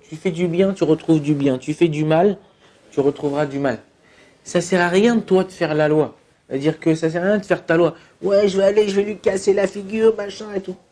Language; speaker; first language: French; native; French